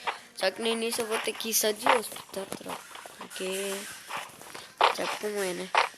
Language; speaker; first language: Portuguese; native; Portuguese